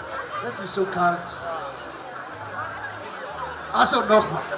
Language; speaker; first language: German; non-native, learner; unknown